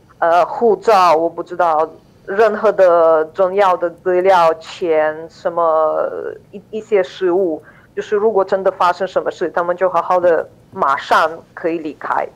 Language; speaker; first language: Chinese; non-native, fluent; Ukrainian